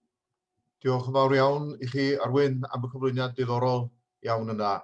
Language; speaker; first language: Welsh; native; Welsh